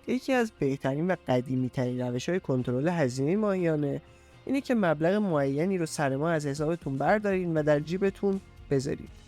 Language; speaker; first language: Persian; native; Persian